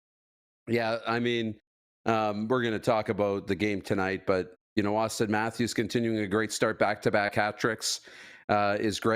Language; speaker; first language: English; native; English